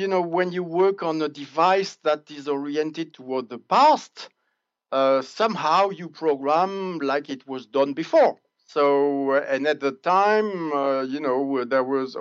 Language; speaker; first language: English; non-native, fluent; French